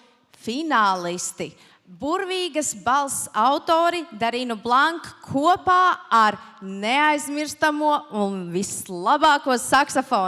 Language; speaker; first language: Latvian; native; Latvian